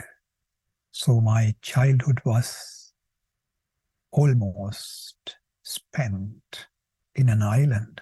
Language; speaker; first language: English; non-native, local second language; Sinhala